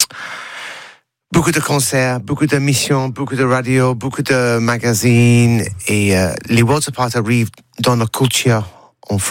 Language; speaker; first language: French; non-native, learner; English